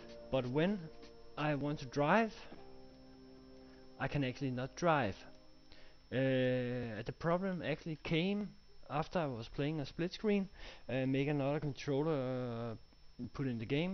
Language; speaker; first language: English; non-native, fluent; Danish